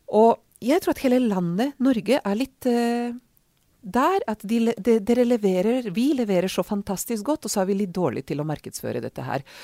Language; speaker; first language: Norwegian; non-native, fluent; Serbian